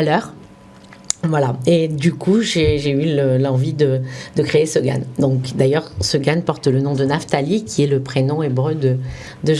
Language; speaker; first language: French; native; French